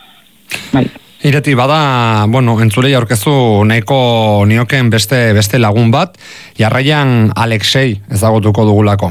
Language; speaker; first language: Basque; native; Basque